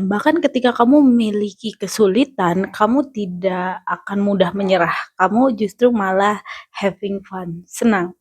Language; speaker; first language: Indonesian; native; Indonesian